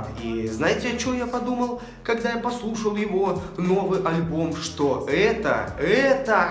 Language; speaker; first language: Russian; native; Russian